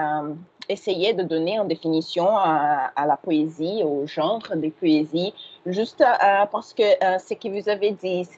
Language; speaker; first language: French; non-native, fluent; Portuguese